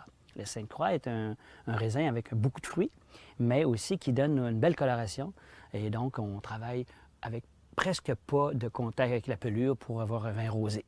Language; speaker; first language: French; native; French